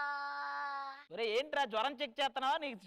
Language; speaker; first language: Telugu; native; Telugu